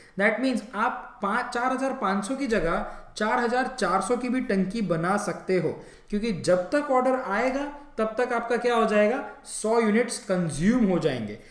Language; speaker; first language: Hindi; native; Hindi